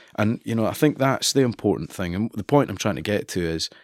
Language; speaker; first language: English; native; English